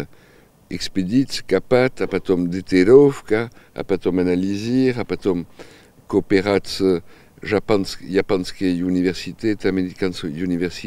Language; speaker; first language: Russian; non-native, learner; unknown